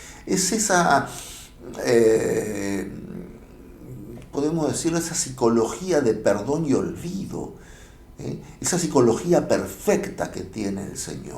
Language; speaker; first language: Spanish; native; Spanish